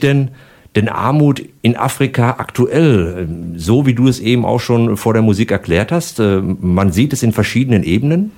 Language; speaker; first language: German; native; German